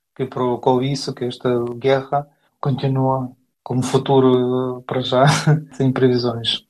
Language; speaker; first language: Portuguese; non-native, fluent; Ukrainian